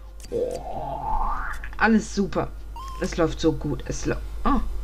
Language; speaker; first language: German; native; German